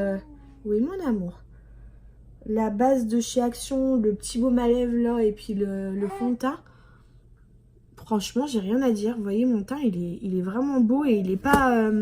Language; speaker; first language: French; native; French